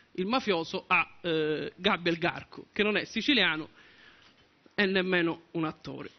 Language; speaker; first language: Italian; native; Italian